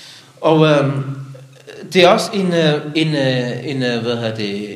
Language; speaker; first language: Danish; non-native, local second language; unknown